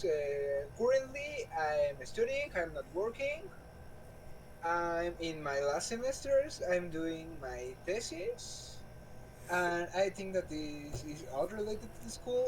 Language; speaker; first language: English; non-native, learner; Spanish